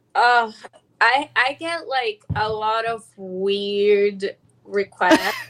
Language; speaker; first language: English; non-native, fluent; Portuguese